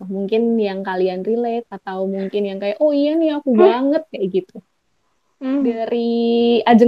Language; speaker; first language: Indonesian; native; Indonesian